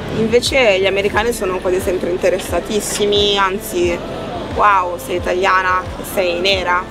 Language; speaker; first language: Italian; early bilingual, other home language; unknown